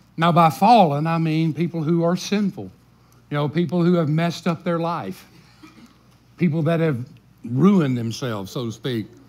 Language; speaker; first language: English; native; English